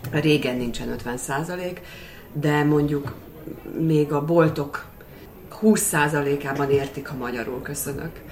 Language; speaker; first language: Hungarian; native; Hungarian